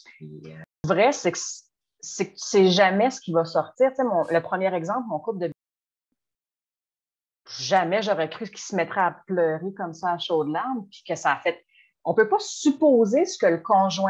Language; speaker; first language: French; native; French